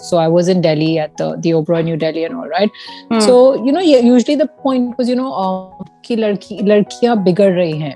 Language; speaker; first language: English; non-native, local second language; Hindi